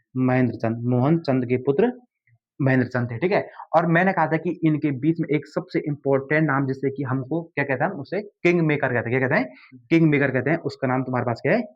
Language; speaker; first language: Hindi; native; Hindi